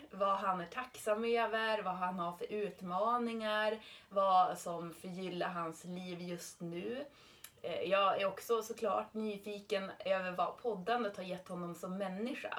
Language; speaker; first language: Swedish; native; Swedish